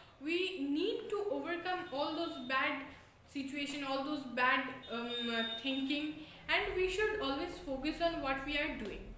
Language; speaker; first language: English; non-native, local second language; Bangla